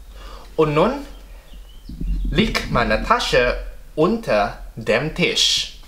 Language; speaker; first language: German; non-native, fluent; Indonesian